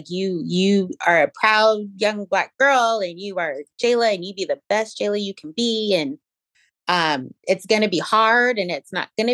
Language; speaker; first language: English; native; English